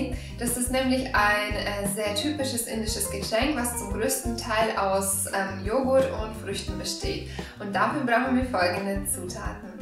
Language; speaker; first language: German; native; German